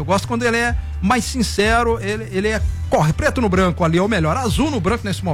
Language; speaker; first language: Portuguese; native; Portuguese